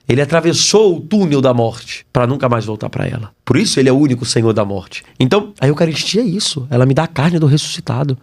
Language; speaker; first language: Portuguese; native; Portuguese